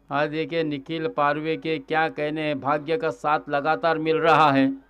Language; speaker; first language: Hindi; non-native, local second language; Marathi